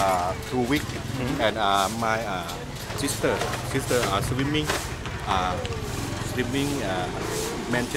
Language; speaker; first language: English; non-native, learner; Thai